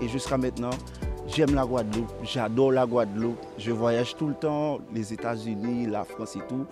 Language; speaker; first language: French; non-native, local second language; Haitian Creole